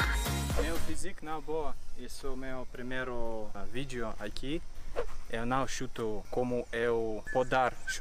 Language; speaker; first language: Portuguese; non-native, learner; Russian